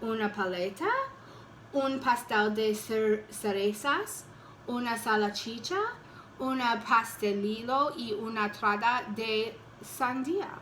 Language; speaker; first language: Spanish; non-native, learner; English